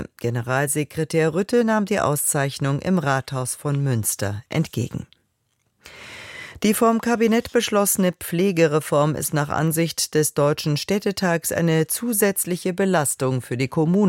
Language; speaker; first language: German; native; German